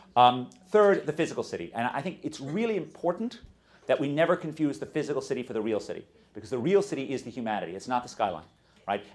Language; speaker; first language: English; native; English